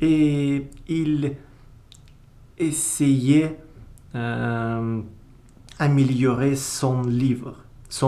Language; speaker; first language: French; non-native, learner; Russian